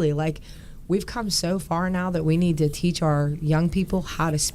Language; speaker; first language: English; native; English